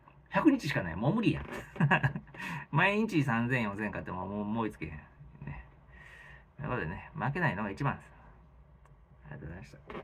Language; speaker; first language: Japanese; native; Japanese